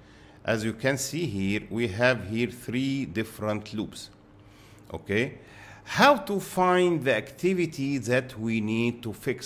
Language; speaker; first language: English; non-native, fluent; Arabic